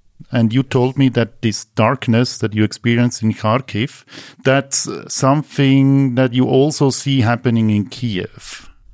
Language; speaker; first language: English; non-native, fluent; German